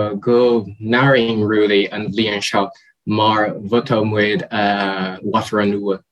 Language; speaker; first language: Irish; non-native, learner; Portuguese